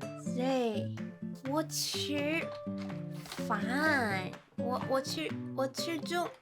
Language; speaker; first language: Chinese; non-native, learner; Korean